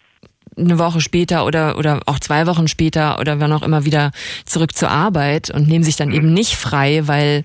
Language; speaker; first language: German; native; German